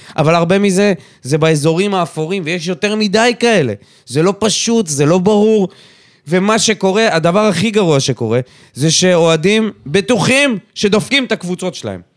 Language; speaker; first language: Hebrew; native; Hebrew